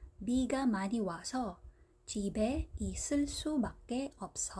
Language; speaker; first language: Korean; non-native, fluent; Filipino